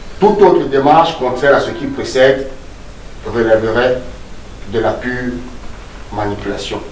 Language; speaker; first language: French; non-native, local second language; Duala